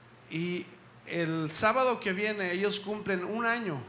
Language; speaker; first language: Spanish; early bilingual, heritage; Spanish